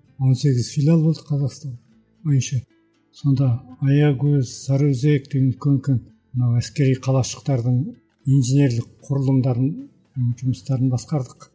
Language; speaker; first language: Kazakh; early bilingual, heritage; Kazakh